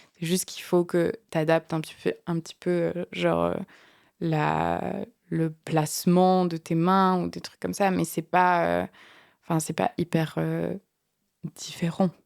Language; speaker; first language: French; native; French